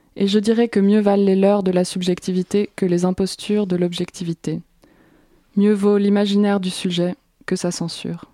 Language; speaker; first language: French; native; French